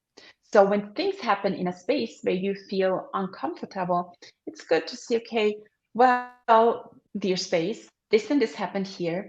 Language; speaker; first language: English; non-native, fluent; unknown